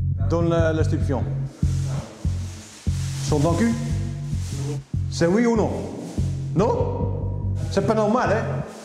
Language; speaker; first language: French; non-native, learner; Dutch